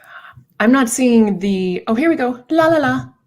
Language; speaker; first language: English; native; English